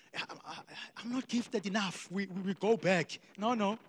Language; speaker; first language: English; non-native, local second language; Xhosa